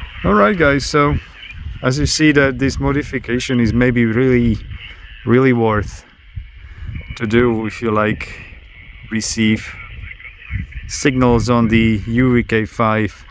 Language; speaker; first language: English; non-native, fluent; Slovak